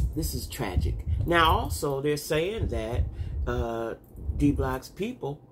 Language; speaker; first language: English; native; English